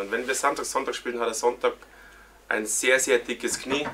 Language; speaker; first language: German; native; German